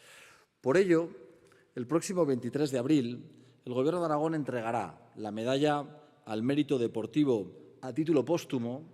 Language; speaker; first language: Spanish; native; Spanish